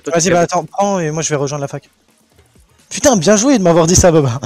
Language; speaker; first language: French; native; French